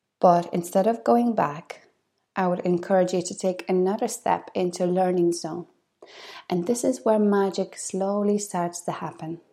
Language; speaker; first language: English; non-native, fluent; Polish